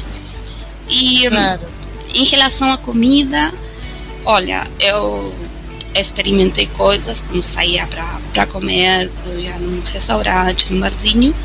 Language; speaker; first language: Portuguese; non-native, fluent; Spanish